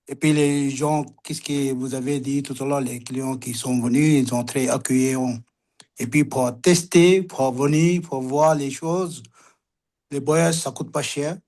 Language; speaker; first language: French; non-native, learner; Sherpa